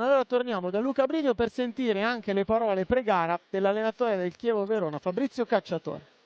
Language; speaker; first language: Italian; native; Italian